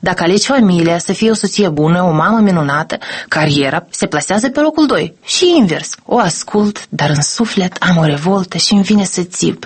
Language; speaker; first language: Romanian; native; Romanian